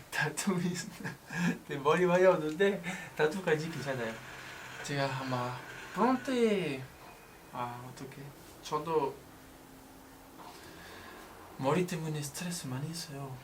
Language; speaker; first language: Korean; non-native, learner; French